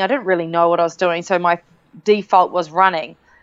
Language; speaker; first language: English; native; English